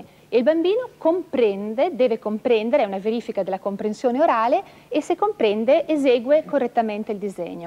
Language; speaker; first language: Italian; native; Italian